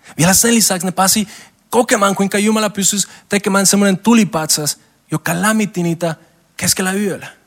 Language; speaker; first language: Finnish; non-native, learner; Spanish